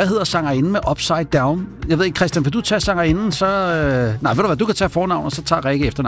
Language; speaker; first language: Danish; native; Danish